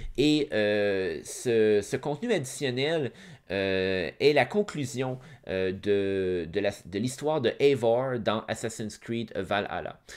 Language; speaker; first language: French; native; French